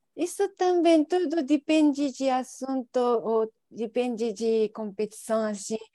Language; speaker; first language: Portuguese; non-native, learner; Japanese